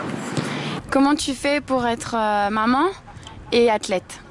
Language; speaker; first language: French; native; French